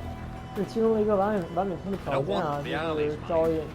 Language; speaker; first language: Chinese; native; Chinese